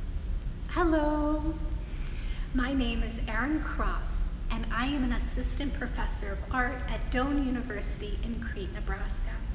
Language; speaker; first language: English; native; English